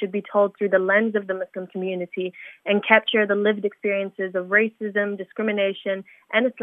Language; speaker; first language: English; native; English